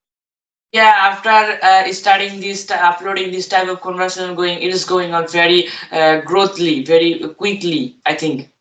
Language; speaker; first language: English; non-native, learner; Bangla